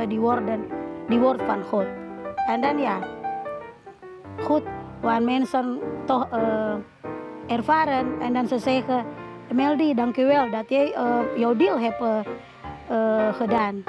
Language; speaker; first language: Dutch; non-native, learner; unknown